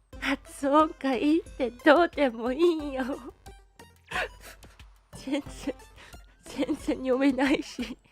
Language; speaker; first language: Japanese; non-native, learner; English